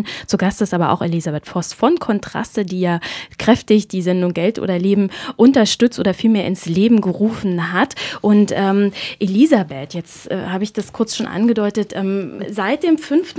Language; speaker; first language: German; native; German